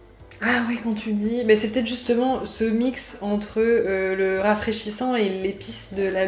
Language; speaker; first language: French; native; French